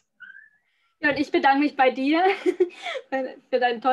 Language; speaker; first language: German; native; German